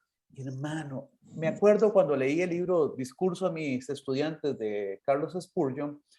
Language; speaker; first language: Spanish; native; Spanish